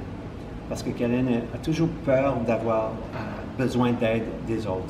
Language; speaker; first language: French; non-native, local second language; English